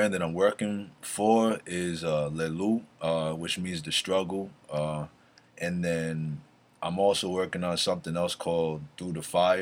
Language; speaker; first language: English; native; English